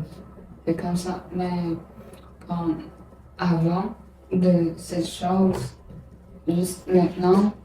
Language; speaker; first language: French; non-native, learner; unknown